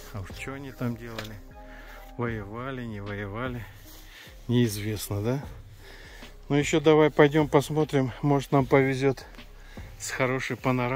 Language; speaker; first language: Russian; native; Russian